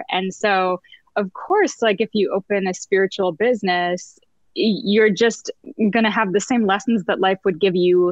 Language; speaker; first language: English; native; English